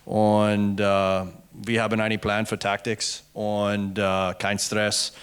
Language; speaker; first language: German; non-native, learner; English